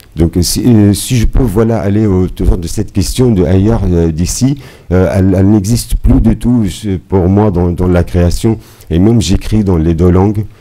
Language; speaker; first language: French; non-native, fluent; Arabic